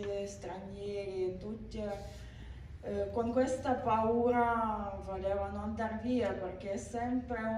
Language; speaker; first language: Italian; non-native, learner; Ukrainian